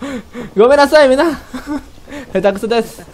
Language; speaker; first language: Japanese; non-native, learner; Indonesian